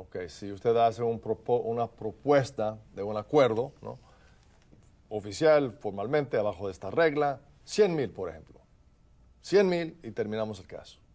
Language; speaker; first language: Spanish; non-native, fluent; English